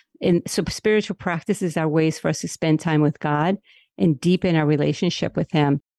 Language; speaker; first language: English; non-native, local second language; Spanish